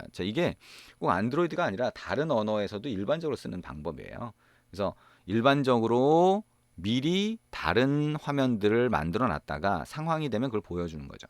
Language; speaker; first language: Korean; native; Korean